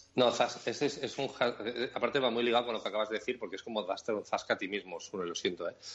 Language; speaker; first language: Spanish; non-native, local second language; Catalan